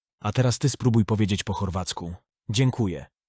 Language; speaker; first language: Polish; native; Polish